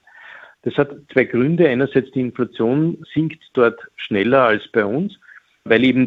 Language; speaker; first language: German; native; German